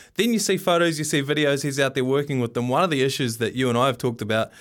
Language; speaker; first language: English; native; English